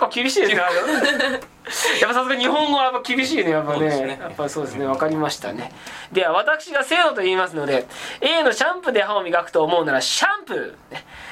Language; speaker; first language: Japanese; native; Japanese